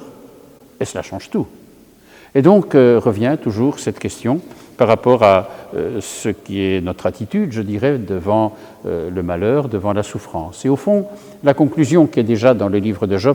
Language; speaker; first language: French; native; French